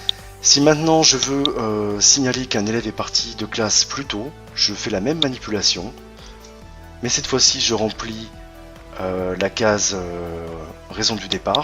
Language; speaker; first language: French; native; French